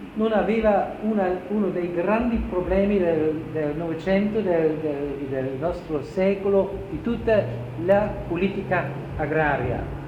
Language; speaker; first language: Italian; non-native, fluent; German